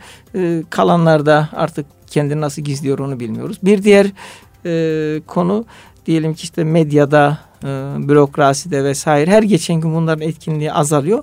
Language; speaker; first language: Turkish; native; Turkish